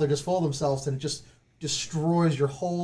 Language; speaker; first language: English; native; English